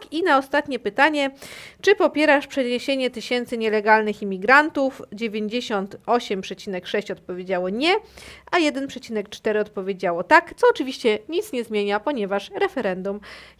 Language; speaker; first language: Polish; native; Polish